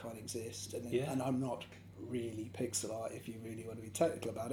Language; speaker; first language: English; native; English